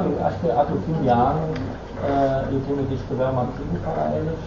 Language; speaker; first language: Portuguese; non-native, fluent; Dutch